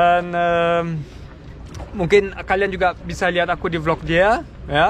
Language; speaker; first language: Indonesian; early bilingual, heritage; Indonesian